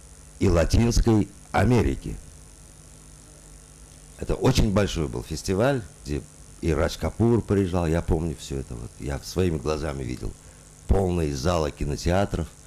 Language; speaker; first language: Russian; non-native, local second language; Uzbek